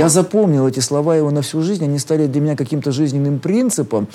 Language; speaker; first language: Russian; native; Russian